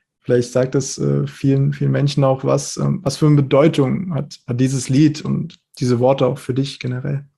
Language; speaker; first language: German; native; German